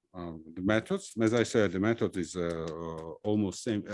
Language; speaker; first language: English; non-native, fluent; Georgian